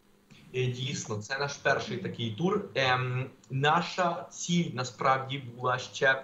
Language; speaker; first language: Ukrainian; non-native, fluent; Spanish